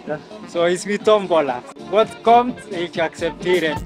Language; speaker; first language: German; non-native, learner; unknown